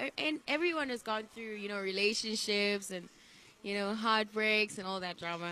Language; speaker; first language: English; non-native, local second language; Shona